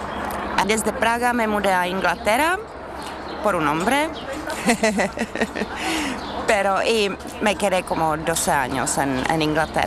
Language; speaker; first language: Spanish; non-native, fluent; Czech